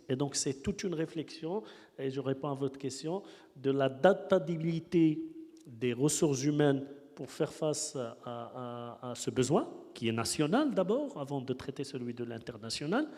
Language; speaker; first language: French; non-native, local second language; Arabic